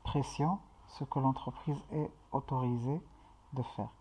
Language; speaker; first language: French; non-native, local second language; Arabic